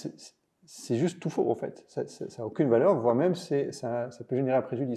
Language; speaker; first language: French; native; French